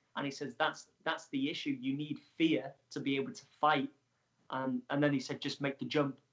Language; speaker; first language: English; native; English